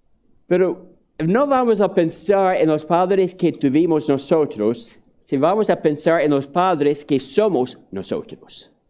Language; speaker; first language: Spanish; non-native, fluent; English